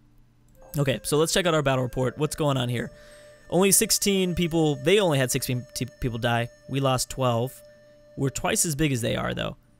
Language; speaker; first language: English; native; English